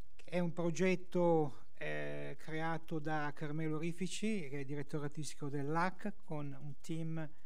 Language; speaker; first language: Italian; native; Italian